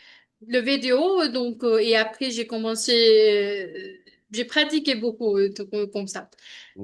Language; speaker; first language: French; non-native, learner; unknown